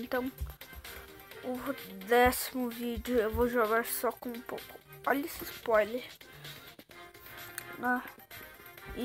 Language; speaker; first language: Portuguese; native; Portuguese